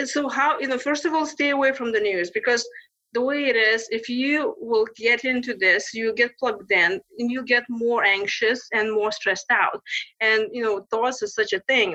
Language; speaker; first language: English; non-native, fluent; Lithuanian